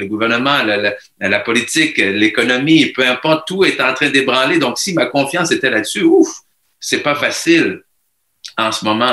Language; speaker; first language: French; native; French